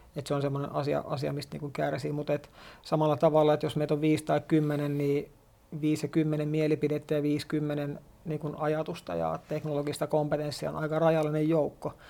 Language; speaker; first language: Finnish; native; Finnish